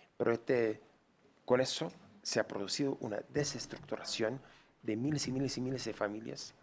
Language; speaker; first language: Spanish; non-native, fluent; English